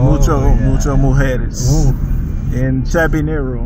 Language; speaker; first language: Spanish; non-native, learner; English